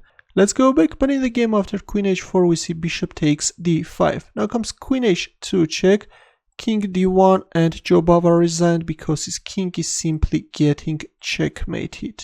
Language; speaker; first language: English; non-native, fluent; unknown